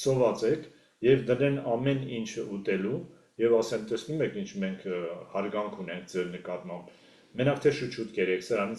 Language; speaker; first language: Armenian; native; Armenian